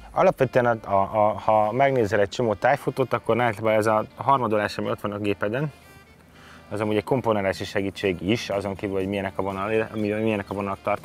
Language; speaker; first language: Hungarian; native; Hungarian